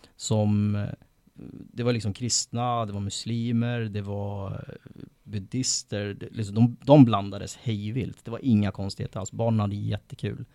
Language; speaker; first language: Swedish; native; Swedish